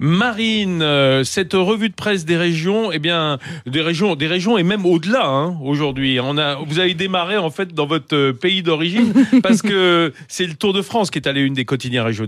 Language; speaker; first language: French; native; French